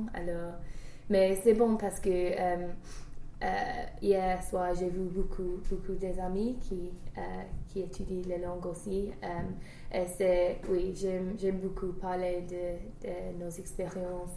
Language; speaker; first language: French; non-native, learner; English